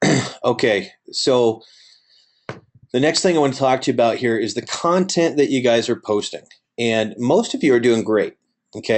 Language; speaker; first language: English; native; English